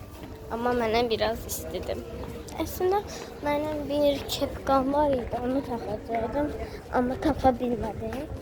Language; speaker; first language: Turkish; non-native, learner; Azerbaijani